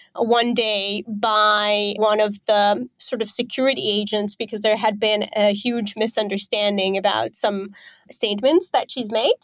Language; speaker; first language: English; non-native, fluent; Romanian